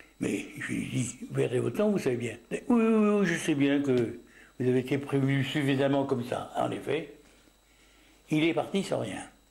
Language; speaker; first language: French; native; French